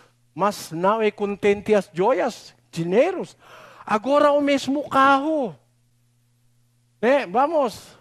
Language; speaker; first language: Portuguese; non-native, learner; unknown